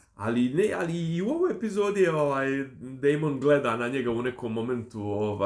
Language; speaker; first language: Serbian; native; Serbian